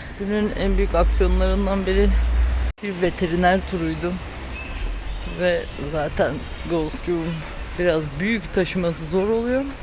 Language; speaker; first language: Turkish; native; Turkish